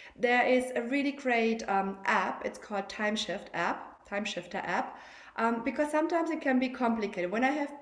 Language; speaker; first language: English; non-native, fluent; German